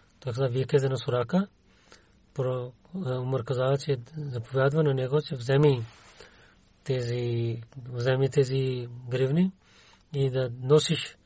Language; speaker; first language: Bulgarian; non-native, learner; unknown